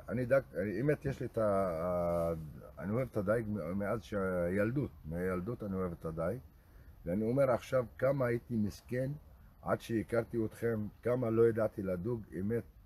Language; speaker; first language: Hebrew; non-native, local second language; Arabic